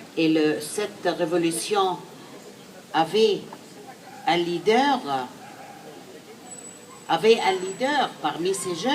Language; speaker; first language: French; non-native, fluent; Arabic